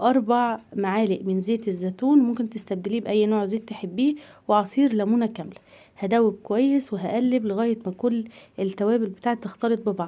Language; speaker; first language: Arabic; native; Arabic